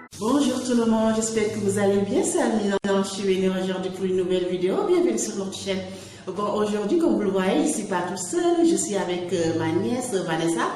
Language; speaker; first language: French; non-native, local second language; Wolof